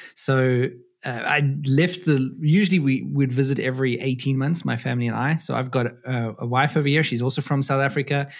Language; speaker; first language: English; native; English